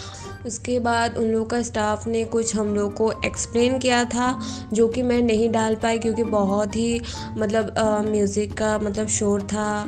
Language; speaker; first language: Hindi; non-native, local second language; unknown